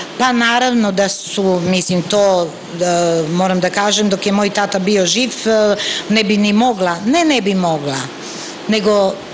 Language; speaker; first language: Serbian; non-native, local second language; Turkish